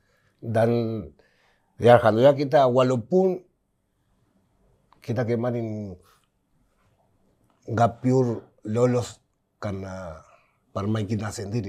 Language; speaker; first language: Indonesian; non-native, fluent; Spanish